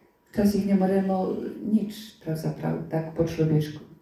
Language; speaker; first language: Slovenian; non-native, fluent; Polish